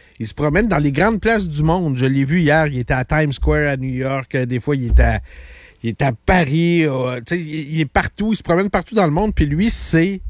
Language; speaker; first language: French; native; French